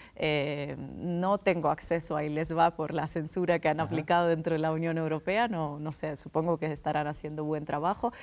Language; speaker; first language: Spanish; non-native, fluent; Russian